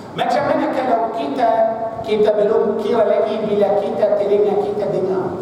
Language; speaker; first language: Malay; non-native, fluent; Arabic